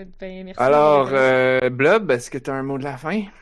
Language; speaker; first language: French; native; French